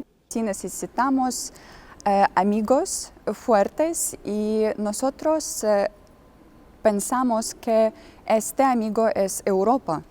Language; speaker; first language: Spanish; non-native, learner; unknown